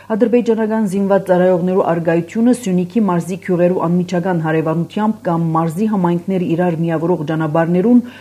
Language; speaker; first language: Armenian; early bilingual, heritage; Armenian